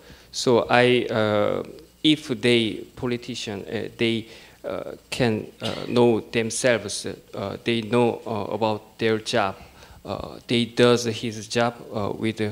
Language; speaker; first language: English; non-native, learner; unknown